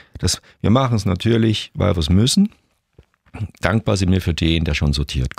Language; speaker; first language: German; native; German